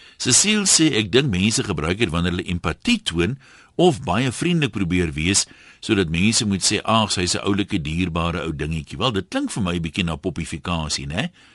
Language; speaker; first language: Afrikaans; native; Afrikaans